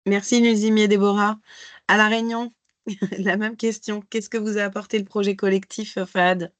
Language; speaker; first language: French; native; French